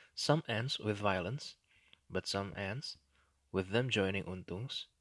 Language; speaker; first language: English; non-native, fluent; Indonesian